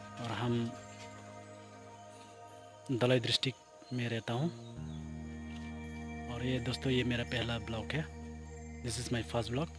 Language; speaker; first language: Hindi; non-native, learner; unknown